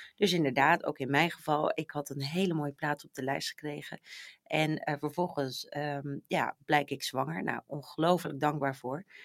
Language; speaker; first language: Dutch; native; Dutch